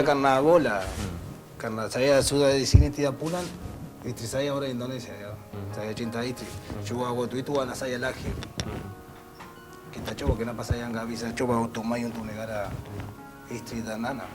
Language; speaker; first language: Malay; non-native, learner; Spanish